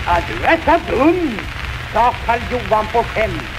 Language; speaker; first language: Swedish; native; Swedish